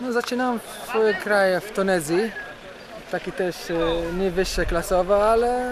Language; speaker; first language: Polish; non-native, learner; Arabic